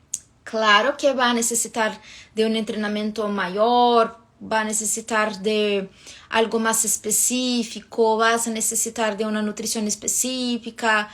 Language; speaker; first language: Spanish; non-native, fluent; Portuguese